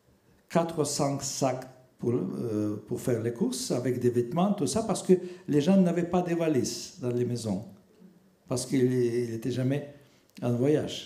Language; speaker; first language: French; non-native, fluent; Russian